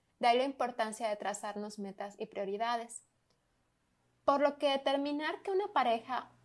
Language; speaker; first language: Spanish; native; Spanish